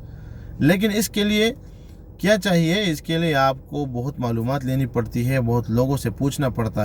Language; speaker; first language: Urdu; non-native, local second language; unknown